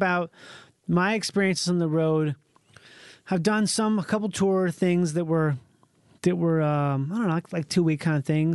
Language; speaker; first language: English; native; English